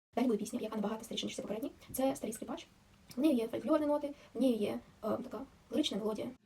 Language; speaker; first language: Ukrainian; non-native, local second language; Russian